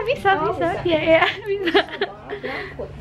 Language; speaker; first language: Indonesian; non-native, learner; English